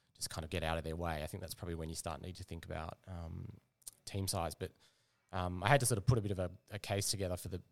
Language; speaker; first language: English; native; English